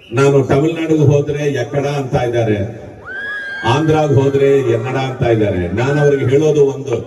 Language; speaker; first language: Kannada; non-native, local second language; Telugu